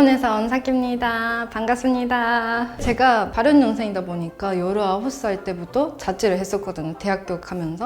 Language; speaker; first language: Korean; non-native, fluent; Japanese